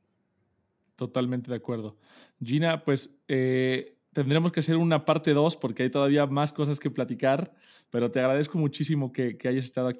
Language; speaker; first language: Spanish; native; Spanish